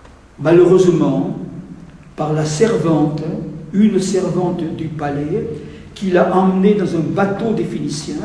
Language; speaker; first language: French; native; French